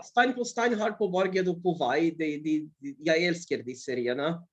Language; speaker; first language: Norwegian; non-native, fluent; Polish